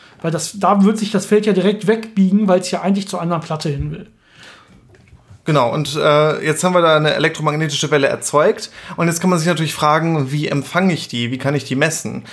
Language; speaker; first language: German; native; German